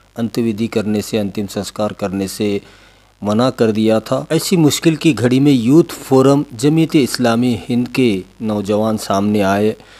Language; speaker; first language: Hindi; non-native, local second language; Urdu